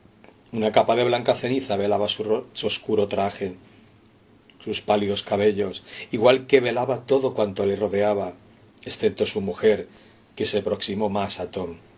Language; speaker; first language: Spanish; native; Spanish